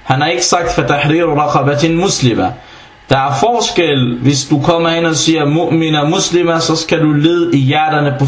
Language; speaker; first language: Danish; non-native, fluent; Arabic